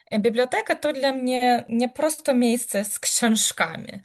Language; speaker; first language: Polish; non-native, learner; Ukrainian